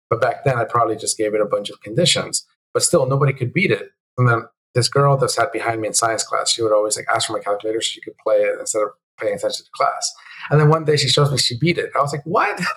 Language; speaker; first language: English; early bilingual, other home language; Spanish